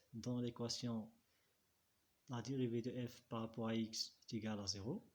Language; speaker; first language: French; non-native, local second language; Arabic